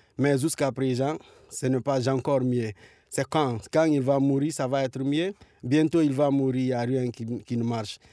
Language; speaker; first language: French; non-native, local second language; Fula